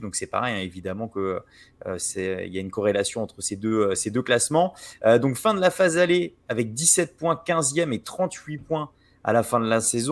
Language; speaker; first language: French; native; French